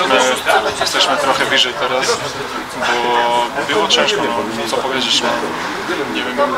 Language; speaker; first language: Polish; non-native, fluent; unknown